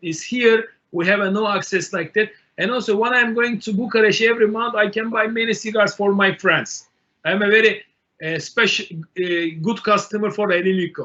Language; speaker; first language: English; non-native, learner; Turkish